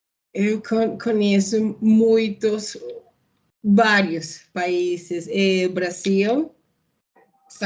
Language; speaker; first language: Portuguese; non-native, learner; Spanish